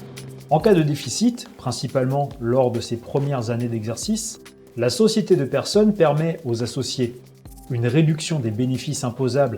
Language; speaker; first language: French; native; French